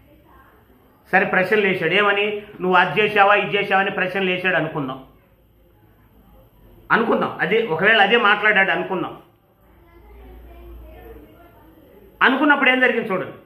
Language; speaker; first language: Telugu; native; Telugu